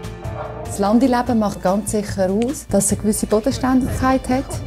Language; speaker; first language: German; native; German